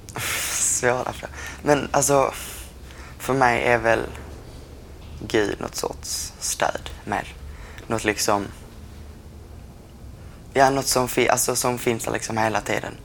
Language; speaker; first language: Swedish; native; Swedish